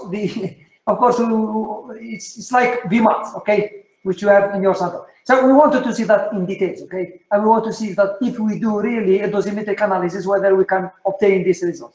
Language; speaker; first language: English; non-native, fluent; Arabic